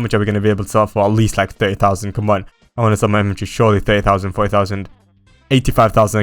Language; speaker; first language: English; native; English